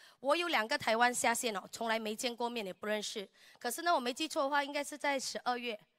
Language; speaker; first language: Chinese; native; Chinese